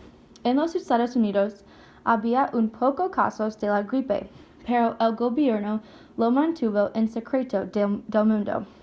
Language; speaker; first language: Spanish; non-native, learner; English